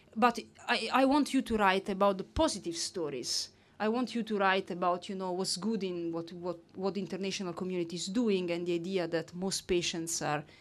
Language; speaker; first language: English; non-native, fluent; Italian